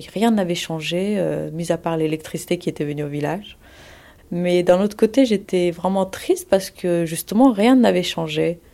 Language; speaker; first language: French; early bilingual, other home language; Kurdish